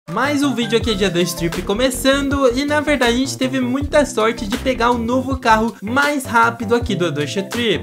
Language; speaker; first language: Portuguese; native; Portuguese